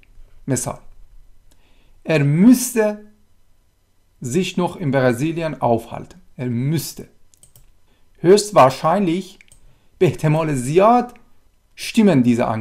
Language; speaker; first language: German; non-native, fluent; Persian